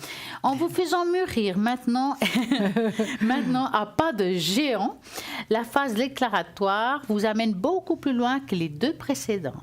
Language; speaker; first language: French; native; French